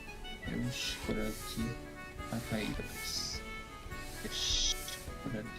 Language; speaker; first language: Japanese; non-native, fluent; Spanish